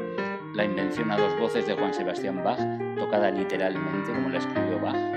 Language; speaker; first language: Spanish; native; Spanish